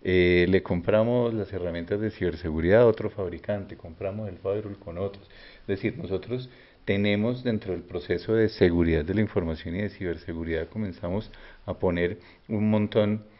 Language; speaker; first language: Spanish; native; Spanish